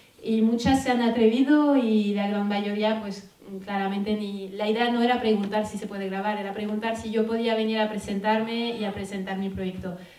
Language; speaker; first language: Spanish; non-native, fluent; French